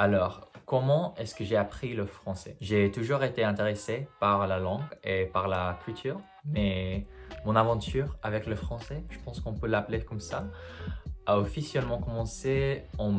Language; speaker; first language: French; non-native, fluent; English